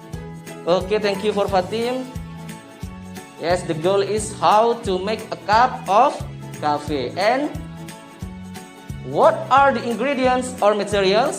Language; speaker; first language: English; non-native, learner; Indonesian